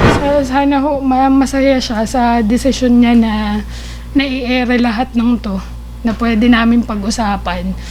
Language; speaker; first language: Filipino; native; Filipino